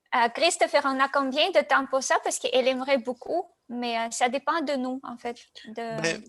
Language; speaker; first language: French; non-native, fluent; Russian